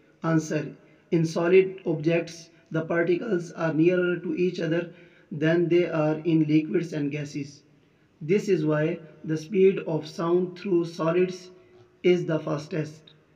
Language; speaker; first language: English; non-native, local second language; Urdu